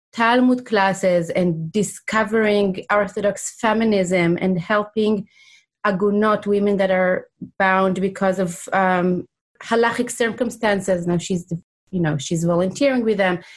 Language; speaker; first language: English; non-native, fluent; Hebrew